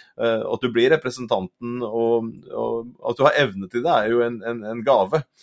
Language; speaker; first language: Norwegian; native; Norwegian